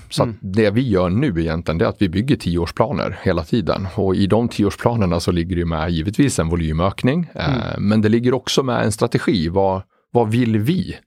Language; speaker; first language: Swedish; native; Swedish